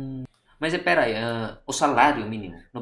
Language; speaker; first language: Portuguese; non-native, fluent; Indonesian